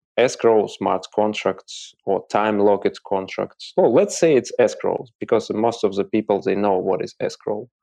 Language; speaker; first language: English; non-native, learner; Russian